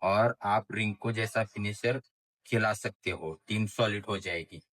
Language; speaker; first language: Hindi; non-native, local second language; Marathi